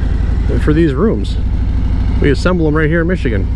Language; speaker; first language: English; native; English